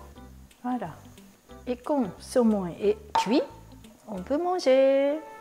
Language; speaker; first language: French; non-native, fluent; Japanese